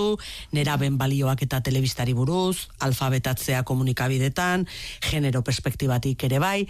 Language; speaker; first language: Basque; native; Basque